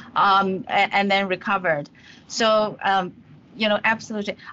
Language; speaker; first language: English; non-native, fluent; Chinese